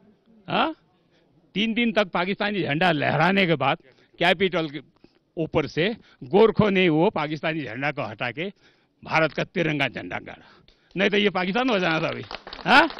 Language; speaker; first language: Hindi; non-native, local second language; Nepali